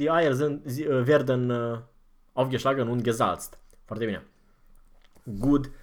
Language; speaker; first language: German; non-native, fluent; Romanian